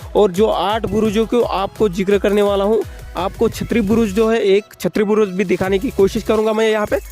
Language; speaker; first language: Hindi; non-native, local second language; Marathi